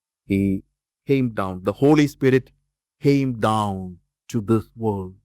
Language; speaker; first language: English; non-native, local second language; Malayalam